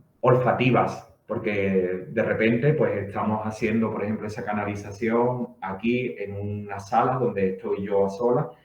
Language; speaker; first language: Spanish; native; Spanish